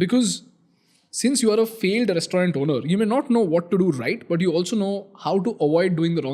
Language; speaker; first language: English; non-native, local second language; Hindi